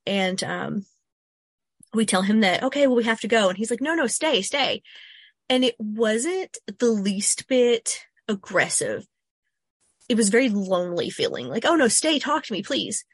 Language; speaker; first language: English; native; English